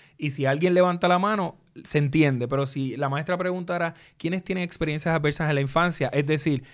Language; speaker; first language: Spanish; native; Spanish